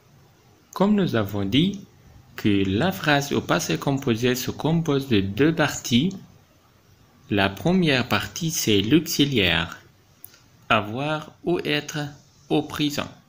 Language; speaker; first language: French; non-native, fluent; Arabic